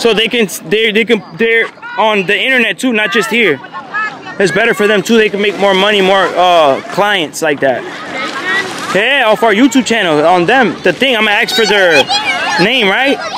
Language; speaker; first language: English; early bilingual, other home language; Spanish